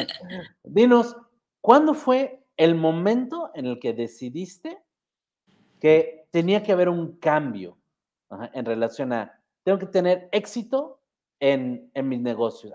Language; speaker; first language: Spanish; native; Spanish